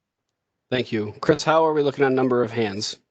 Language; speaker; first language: English; native; English